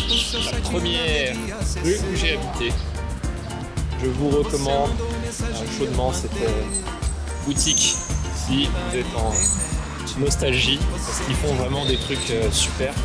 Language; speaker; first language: French; native; French